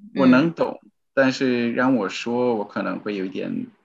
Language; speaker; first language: Chinese; non-native, fluent; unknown